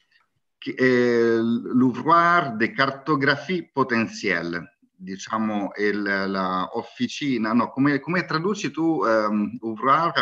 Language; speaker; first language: Italian; native; Italian